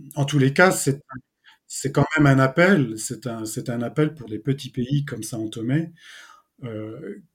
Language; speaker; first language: French; native; French